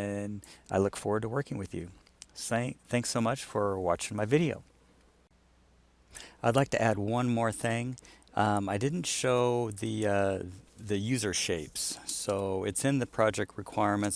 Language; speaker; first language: English; native; English